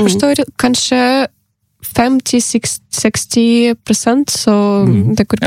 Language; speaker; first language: Norwegian; non-native, learner; Ukrainian